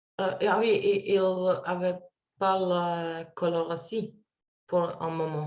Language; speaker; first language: French; non-native, learner; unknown